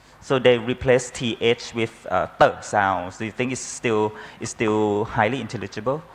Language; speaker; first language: English; non-native, fluent; Thai